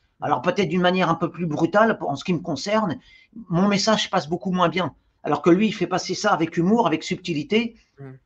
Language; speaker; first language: French; native; French